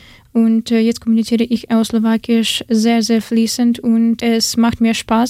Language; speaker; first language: German; non-native, learner; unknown